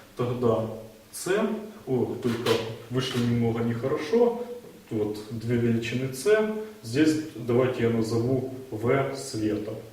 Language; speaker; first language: Russian; native; Russian